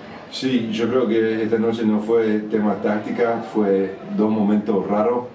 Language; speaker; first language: Spanish; early bilingual, heritage; English